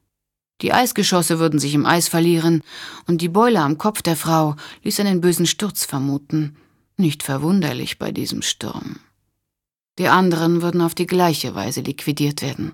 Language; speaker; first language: German; native; German